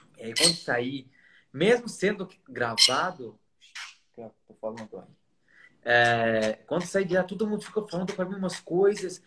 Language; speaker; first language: Portuguese; non-native, fluent; Arabic